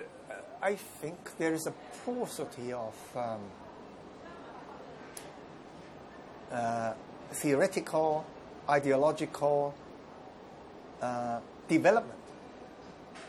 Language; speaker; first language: English; non-native, local second language; Cantonese